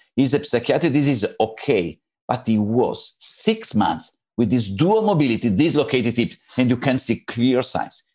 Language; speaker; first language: English; non-native, fluent; Italian